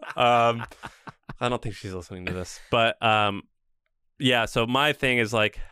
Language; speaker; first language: English; native; English